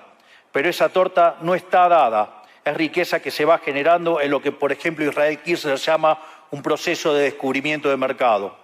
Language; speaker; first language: Spanish; native; Spanish